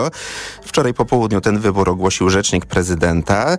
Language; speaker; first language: Polish; native; Polish